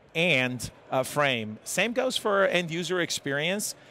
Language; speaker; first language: English; non-native, fluent; Serbian